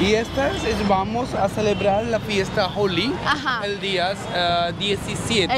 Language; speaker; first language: Spanish; non-native, learner; Hindi